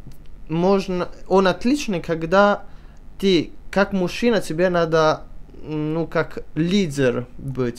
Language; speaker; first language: Russian; early bilingual, heritage; Italian